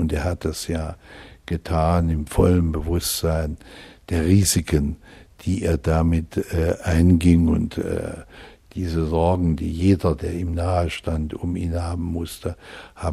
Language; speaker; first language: German; native; German